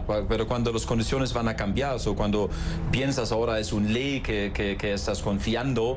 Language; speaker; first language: Spanish; non-native, fluent; German